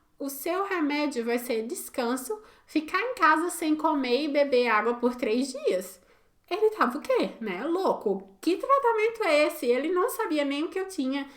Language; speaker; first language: Portuguese; native; Portuguese